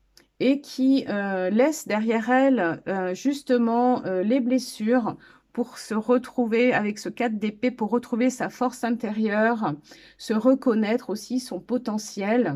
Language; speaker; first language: French; native; French